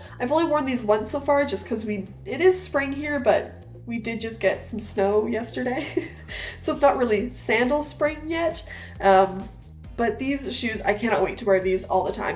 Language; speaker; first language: English; native; English